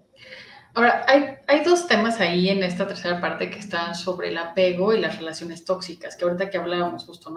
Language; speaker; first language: Spanish; native; Spanish